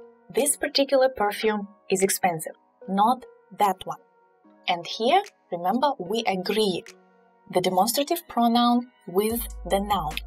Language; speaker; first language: English; non-native, fluent; Russian